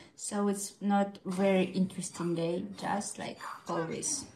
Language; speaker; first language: English; non-native, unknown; Russian